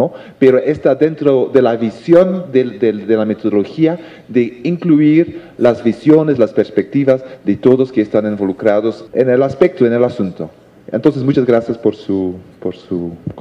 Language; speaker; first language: Spanish; non-native, fluent; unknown